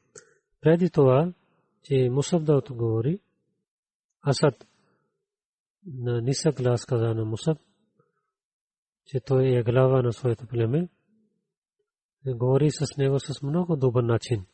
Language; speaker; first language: Bulgarian; non-native, learner; Urdu